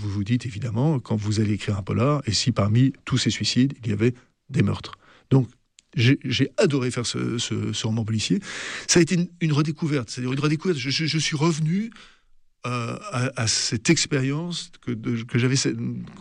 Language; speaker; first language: French; native; French